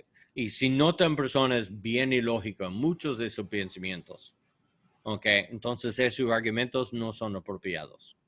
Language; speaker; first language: Spanish; non-native, learner; English